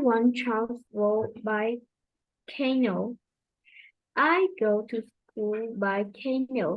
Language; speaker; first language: English; non-native, learner; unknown